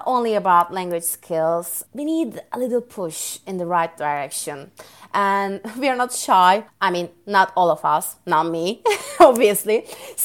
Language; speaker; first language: English; non-native, fluent; Turkish